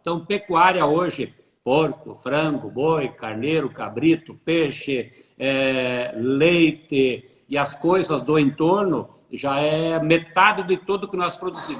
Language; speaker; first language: Portuguese; native; Portuguese